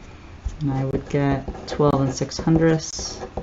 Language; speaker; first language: English; native; English